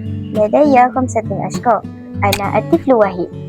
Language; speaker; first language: Arabic; non-native, learner; Malay